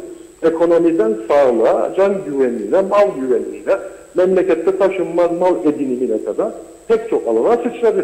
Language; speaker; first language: Turkish; native; Turkish